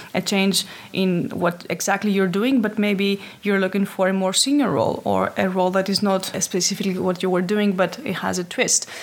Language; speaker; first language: English; non-native, fluent; Greek